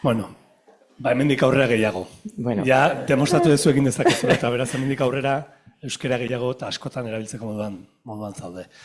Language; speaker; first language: Basque; native; Basque